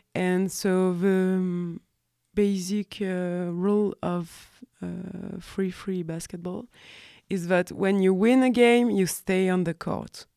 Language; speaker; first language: English; non-native, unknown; French